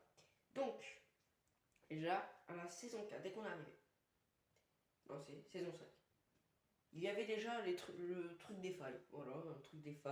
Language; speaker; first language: French; native; French